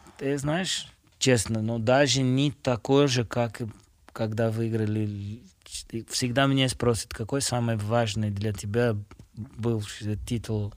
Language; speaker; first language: Russian; non-native, fluent; Portuguese